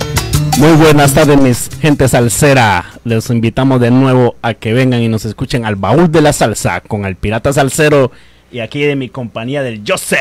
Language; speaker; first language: Spanish; native; Spanish